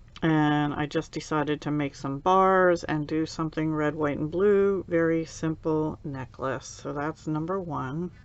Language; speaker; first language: English; native; English